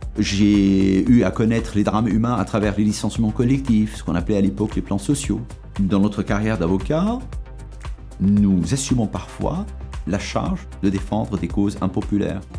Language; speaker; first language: French; non-native, local second language; Arabic